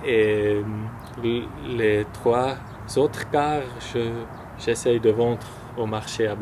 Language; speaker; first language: French; non-native, local second language; German